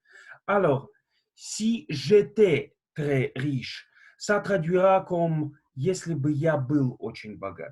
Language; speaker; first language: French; non-native, fluent; Russian